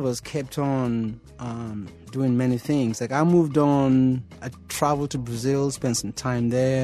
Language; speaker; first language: English; non-native, local second language; Yoruba